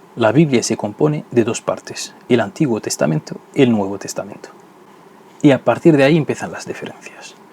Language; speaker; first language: Spanish; non-native, fluent; Arabic